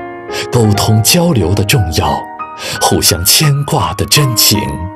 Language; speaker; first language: Chinese; native; Chinese